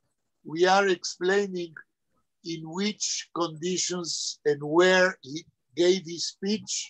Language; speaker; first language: English; non-native, fluent; Hebrew